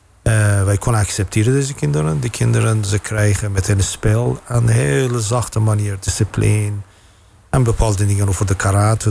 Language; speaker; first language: Dutch; non-native, fluent; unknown